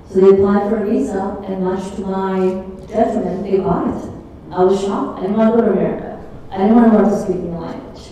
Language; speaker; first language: English; early bilingual, other home language; Czech